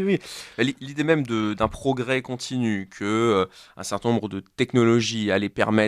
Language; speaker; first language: French; native; French